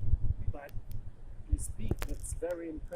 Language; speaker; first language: English; non-native, fluent; German